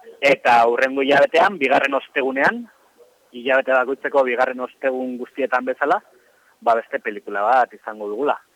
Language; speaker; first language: Basque; native; Basque